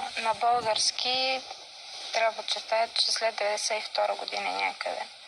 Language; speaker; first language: Bulgarian; early bilingual, heritage; Macedonian